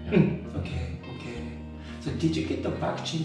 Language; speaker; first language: English; non-native, learner; Japanese